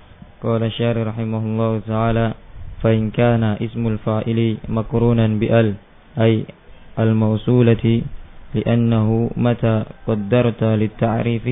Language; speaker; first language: Arabic; non-native, fluent; Indonesian